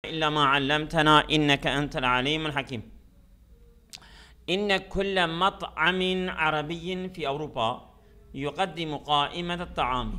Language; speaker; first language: Arabic; non-native, learner; Turkish